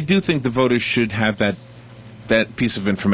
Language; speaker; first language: English; native; English